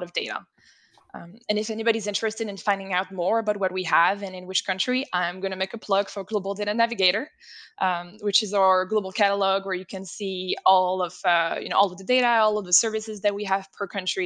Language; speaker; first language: English; non-native, fluent; French